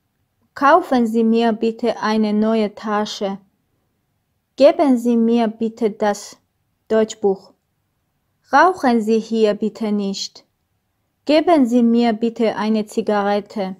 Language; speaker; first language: German; non-native, fluent; Armenian